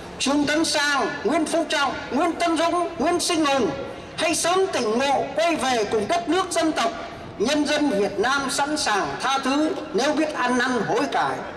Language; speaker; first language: Vietnamese; native; Vietnamese